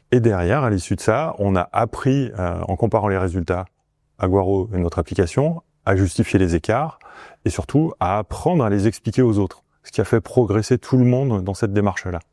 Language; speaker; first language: French; native; French